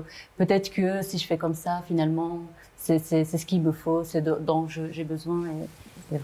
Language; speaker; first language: French; non-native, local second language; Arabic